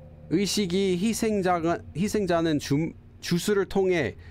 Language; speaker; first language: Korean; non-native, fluent; English